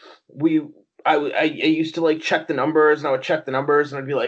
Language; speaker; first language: English; native; English